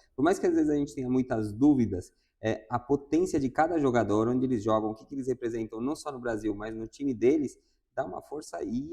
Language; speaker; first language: Portuguese; non-native, fluent; Spanish